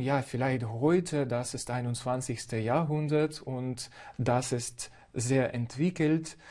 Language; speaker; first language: German; non-native, fluent; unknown